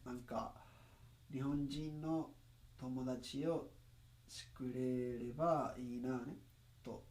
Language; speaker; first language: Japanese; non-native, learner; English